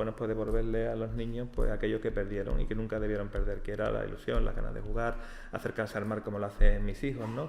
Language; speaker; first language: Spanish; native; Spanish